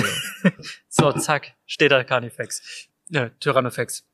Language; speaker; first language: German; native; German